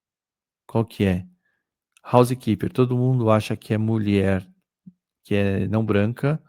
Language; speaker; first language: Portuguese; native; Portuguese